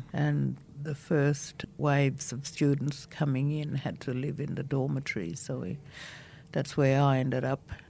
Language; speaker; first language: English; non-native, local second language; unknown